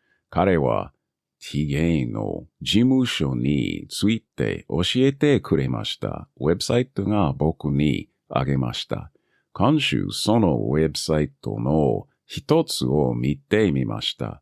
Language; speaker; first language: Japanese; non-native, learner; English